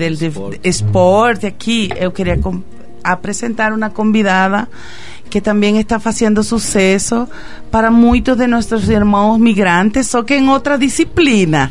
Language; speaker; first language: Portuguese; non-native, fluent; Spanish